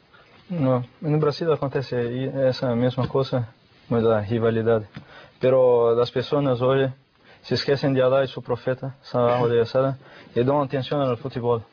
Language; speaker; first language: Spanish; non-native, fluent; Portuguese